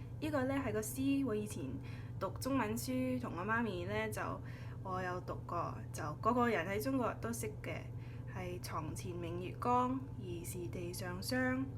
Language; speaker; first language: Cantonese; early bilingual, heritage; Cantonese